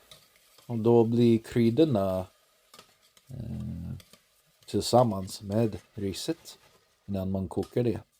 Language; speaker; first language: Swedish; non-native, learner; English